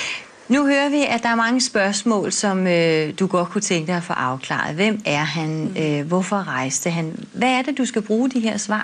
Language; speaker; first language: Danish; native; Danish